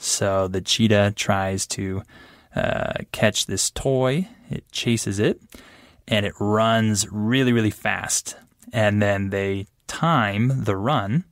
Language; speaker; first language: English; native; English